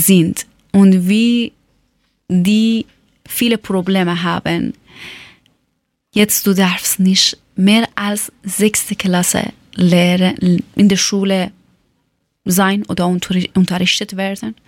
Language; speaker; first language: German; non-native, learner; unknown